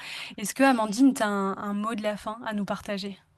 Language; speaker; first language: French; native; French